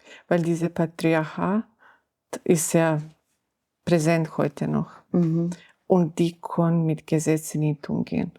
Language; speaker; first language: German; non-native, learner; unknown